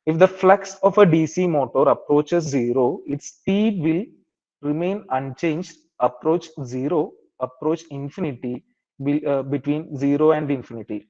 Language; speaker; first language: English; non-native, local second language; Malayalam